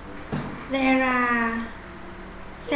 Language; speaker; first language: English; non-native, learner; Vietnamese